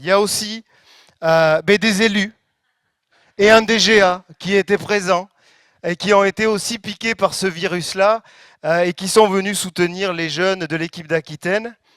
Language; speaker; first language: French; native; French